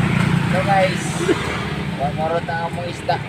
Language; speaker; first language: Filipino; non-native, local second language; Cebuano